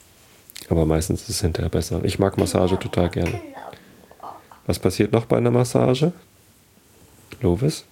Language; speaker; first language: German; native; German